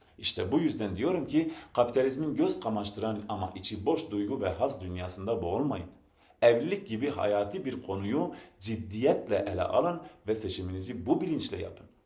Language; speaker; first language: Turkish; non-native, local second language; Zaza